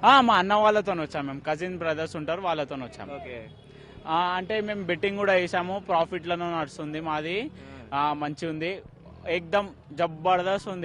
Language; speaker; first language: Telugu; native; Telugu